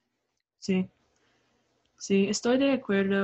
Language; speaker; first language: Spanish; non-native, learner; English